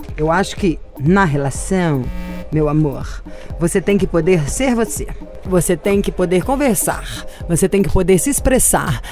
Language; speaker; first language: Portuguese; native; Portuguese